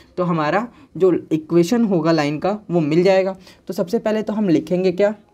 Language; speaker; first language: Hindi; native; Hindi